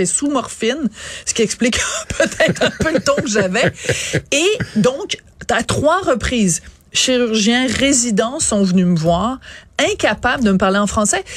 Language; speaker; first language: French; native; French